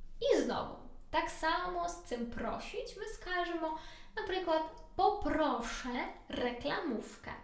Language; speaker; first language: Polish; non-native, learner; Ukrainian